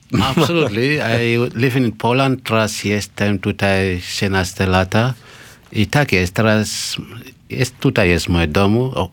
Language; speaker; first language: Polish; non-native, learner; Mandingo